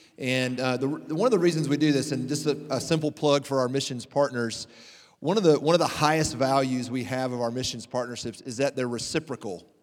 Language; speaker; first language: English; native; English